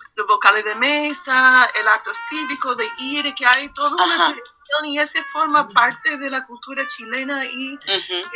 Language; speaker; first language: Spanish; non-native, fluent; English